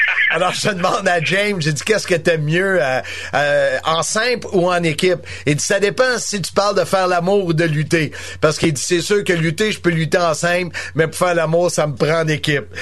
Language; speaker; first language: French; native; French